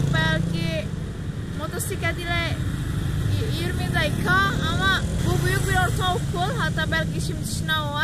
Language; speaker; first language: Turkish; non-native, learner; Javanese